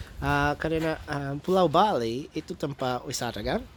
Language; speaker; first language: Indonesian; non-native, fluent; English